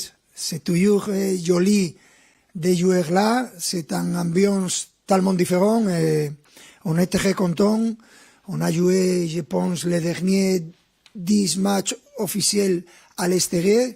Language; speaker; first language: French; non-native, fluent; Spanish